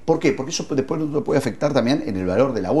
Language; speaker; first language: Spanish; native; Spanish